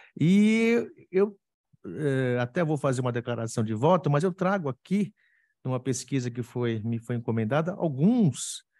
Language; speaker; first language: Portuguese; native; Portuguese